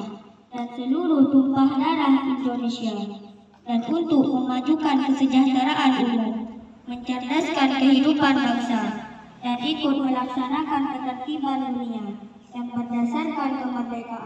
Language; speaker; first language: Indonesian; native; Indonesian